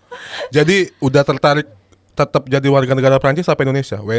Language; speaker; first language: Indonesian; native; Indonesian